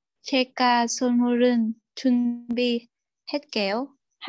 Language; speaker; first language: Korean; non-native, learner; Vietnamese